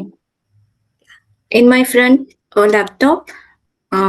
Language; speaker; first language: English; non-native, learner; Hindi